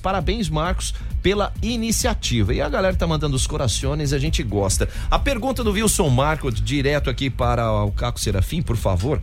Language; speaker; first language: Portuguese; native; Portuguese